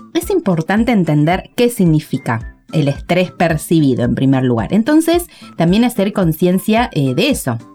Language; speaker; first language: Spanish; native; Spanish